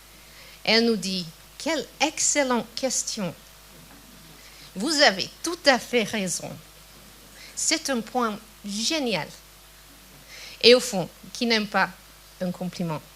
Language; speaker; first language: French; non-native, fluent; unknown